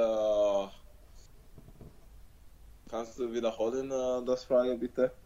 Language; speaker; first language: German; non-native, learner; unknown